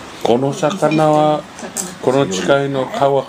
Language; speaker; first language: Japanese; non-native, learner; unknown